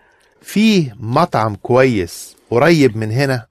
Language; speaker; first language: Arabic; non-native, learner; English